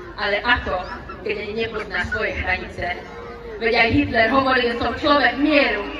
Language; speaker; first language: Slovak; non-native, local second language; Hungarian